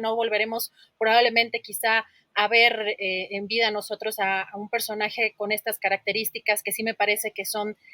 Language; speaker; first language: Spanish; native; Spanish